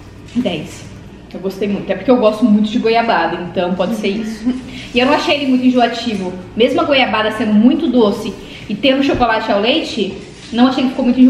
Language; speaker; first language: Portuguese; native; Portuguese